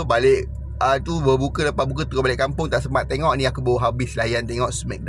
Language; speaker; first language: Malay; native; Malay